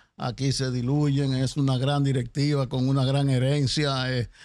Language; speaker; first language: Spanish; native; Spanish